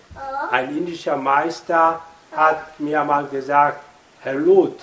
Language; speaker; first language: German; non-native, fluent; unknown